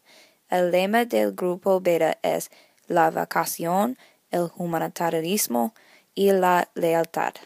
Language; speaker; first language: Spanish; non-native, learner; English